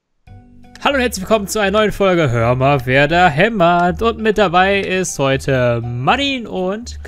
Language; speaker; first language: German; native; German